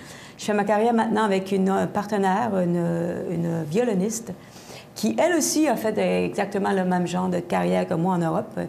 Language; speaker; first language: French; native; French